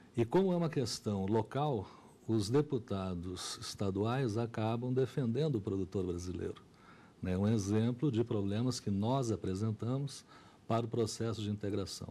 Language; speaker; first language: Portuguese; native; Portuguese